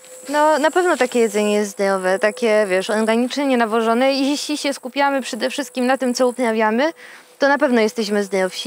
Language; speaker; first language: Polish; native; Polish